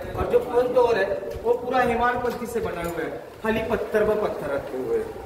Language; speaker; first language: Hindi; non-native, local second language; Marathi